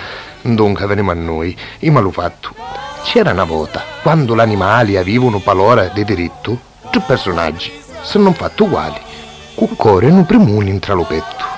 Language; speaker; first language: Italian; native; Italian